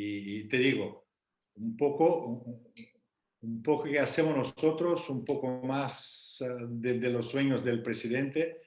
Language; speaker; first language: Spanish; non-native, fluent; Portuguese